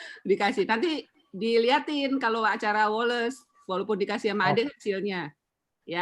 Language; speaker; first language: Indonesian; native; Indonesian